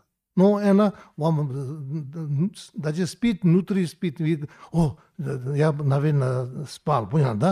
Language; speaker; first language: Russian; non-native, learner; Tibetan